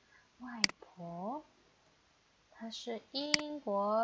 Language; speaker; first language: Chinese; non-native, fluent; Indonesian